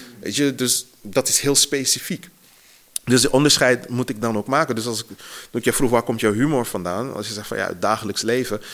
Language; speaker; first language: Dutch; native; Dutch